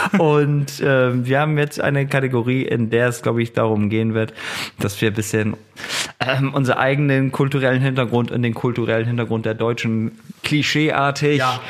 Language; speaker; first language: German; early bilingual, other home language; Turkish